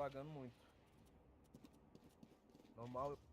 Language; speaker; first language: Portuguese; native; Portuguese